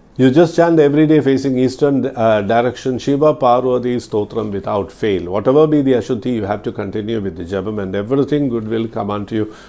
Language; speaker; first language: English; non-native, local second language; Malayalam